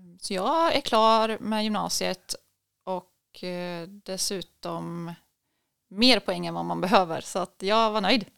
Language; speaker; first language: Swedish; native; Swedish